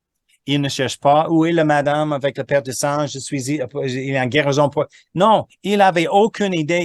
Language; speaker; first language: French; non-native, fluent; English